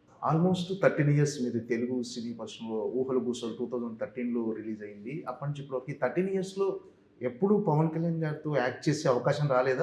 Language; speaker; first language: Telugu; native; Telugu